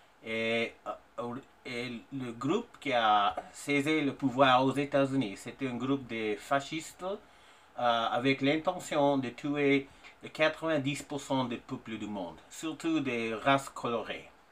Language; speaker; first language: French; non-native, fluent; English